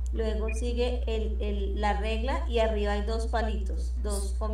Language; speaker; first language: Spanish; native; Spanish